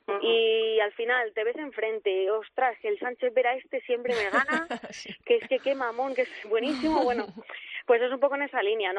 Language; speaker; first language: Spanish; native; Spanish